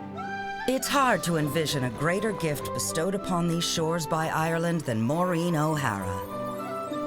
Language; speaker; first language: English; native; English